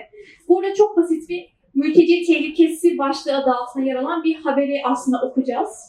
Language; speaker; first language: Turkish; native; Turkish